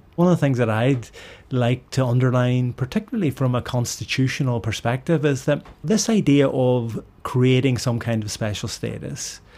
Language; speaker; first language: English; native; English